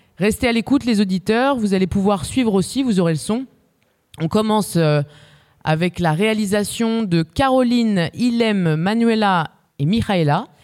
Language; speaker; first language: French; native; French